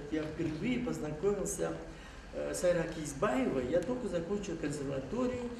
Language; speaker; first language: Russian; non-native, local second language; Kazakh